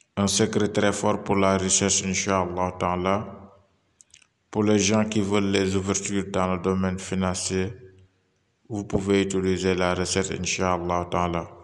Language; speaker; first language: French; non-native, local second language; Wolof